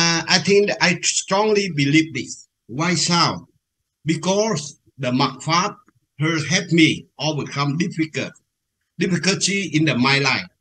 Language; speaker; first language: English; non-native, learner; Vietnamese